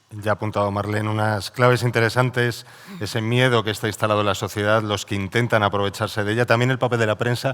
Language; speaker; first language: Spanish; native; Spanish